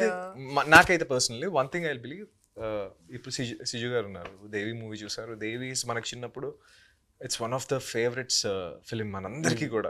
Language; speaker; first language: Telugu; native; Telugu